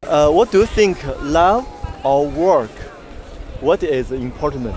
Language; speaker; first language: English; non-native, learner; Chinese